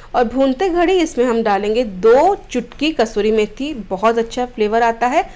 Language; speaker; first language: Hindi; non-native, local second language; Odia